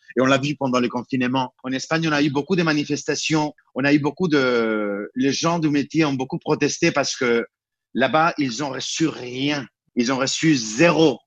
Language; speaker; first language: French; non-native, fluent; Spanish